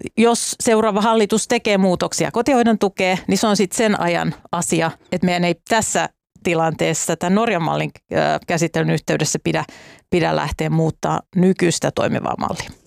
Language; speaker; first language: Finnish; native; Finnish